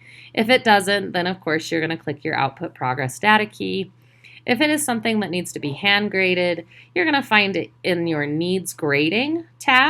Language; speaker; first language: English; native; English